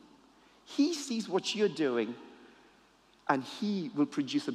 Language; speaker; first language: English; native; English